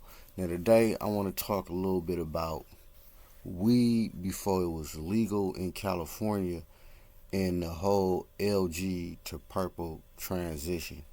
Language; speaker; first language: English; native; English